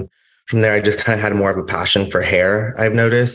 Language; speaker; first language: English; native; English